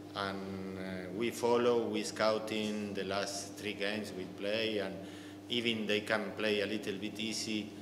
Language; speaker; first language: English; non-native, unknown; Arabic